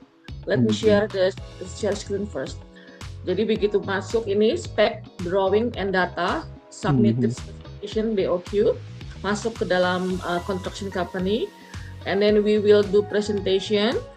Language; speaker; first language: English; non-native, fluent; Indonesian